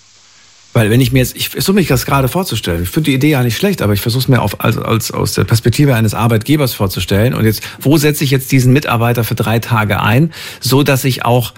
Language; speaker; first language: German; native; German